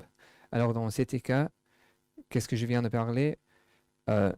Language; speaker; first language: French; non-native, fluent; English